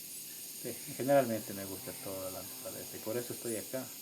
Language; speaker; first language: Spanish; non-native, local second language; Quechua